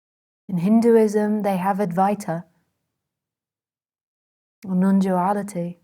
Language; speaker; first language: English; native; English